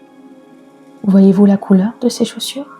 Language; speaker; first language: French; native; French